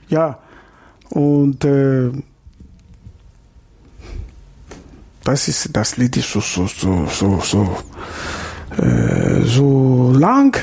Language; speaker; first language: German; non-native, learner; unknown